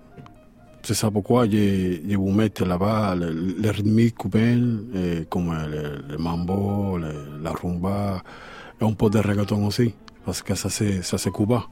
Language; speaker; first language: French; non-native, learner; Spanish